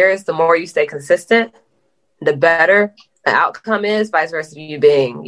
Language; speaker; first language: English; native; English